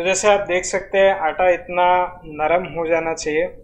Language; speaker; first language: Hindi; non-native, local second language; Marathi